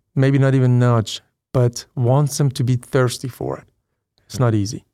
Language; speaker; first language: English; non-native, fluent; Persian